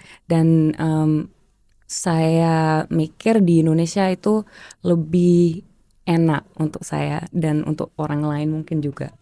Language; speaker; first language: Indonesian; early bilingual, heritage; German